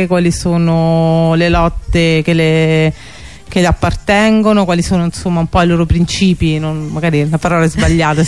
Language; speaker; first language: Italian; native; Italian